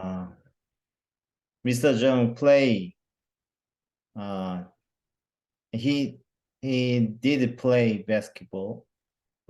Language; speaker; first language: English; non-native, learner; Korean